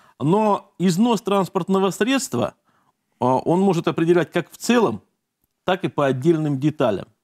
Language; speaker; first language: Russian; native; Russian